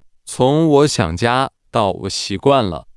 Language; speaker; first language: Chinese; non-native, fluent; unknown